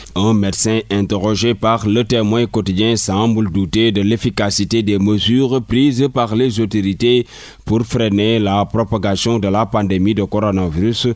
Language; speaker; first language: French; non-native, local second language; Wolof